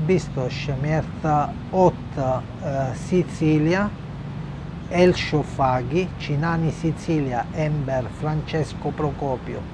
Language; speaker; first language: Hungarian; non-native, learner; Italian